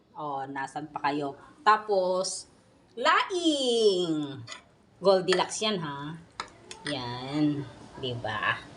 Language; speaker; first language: Filipino; non-native, local second language; Iloko